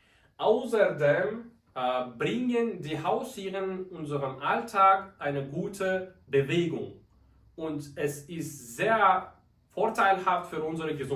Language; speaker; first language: German; non-native, fluent; Uzbek